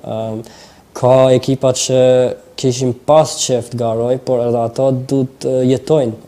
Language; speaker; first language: Albanian; early bilingual, heritage; Albanian